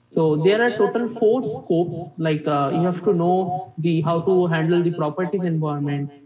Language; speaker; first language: English; non-native, local second language; Bangla